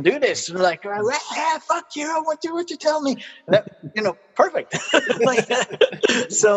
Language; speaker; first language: English; non-native, fluent; Swedish